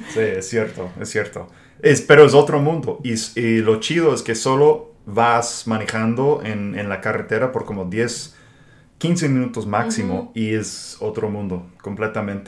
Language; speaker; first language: Spanish; non-native, fluent; English